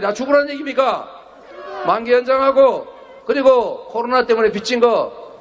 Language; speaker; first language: Korean; native; Korean